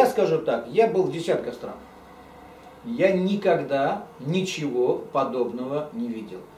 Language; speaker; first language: Russian; non-native, local second language; Armenian